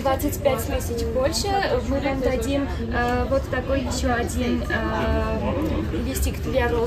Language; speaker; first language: Russian; non-native, fluent; Armenian